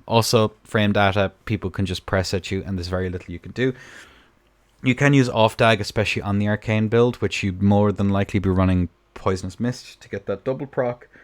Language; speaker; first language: English; native; English